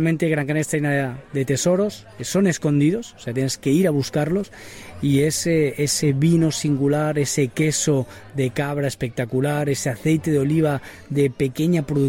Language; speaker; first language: Spanish; native; Spanish